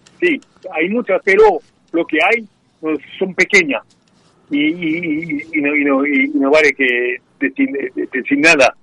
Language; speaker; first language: Spanish; non-native, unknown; French